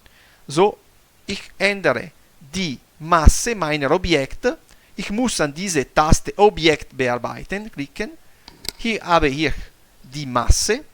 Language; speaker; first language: German; non-native, fluent; Italian